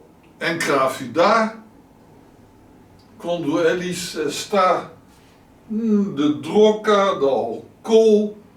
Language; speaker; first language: Portuguese; non-native, learner; Dutch